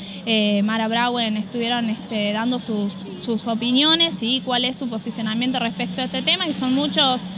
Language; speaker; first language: Spanish; native; Spanish